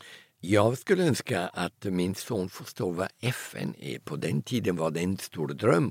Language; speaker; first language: Swedish; early bilingual, heritage; Italian